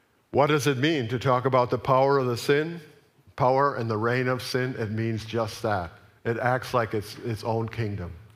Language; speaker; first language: English; native; English